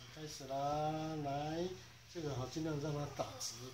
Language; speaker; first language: Chinese; native; Chinese